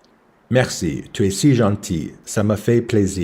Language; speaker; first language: French; non-native, learner; English